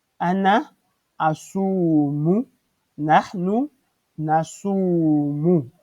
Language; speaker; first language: Arabic; non-native, fluent; French